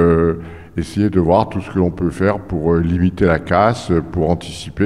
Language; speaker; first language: French; native; French